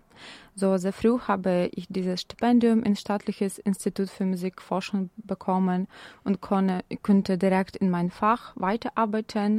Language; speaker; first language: German; non-native, fluent; Ukrainian